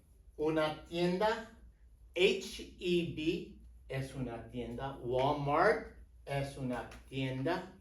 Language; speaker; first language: Spanish; non-native, fluent; English